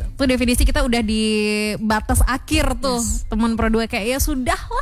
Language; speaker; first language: Indonesian; native; Indonesian